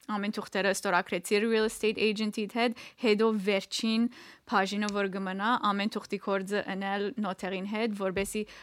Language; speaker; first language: Armenian; early bilingual, heritage; Armenian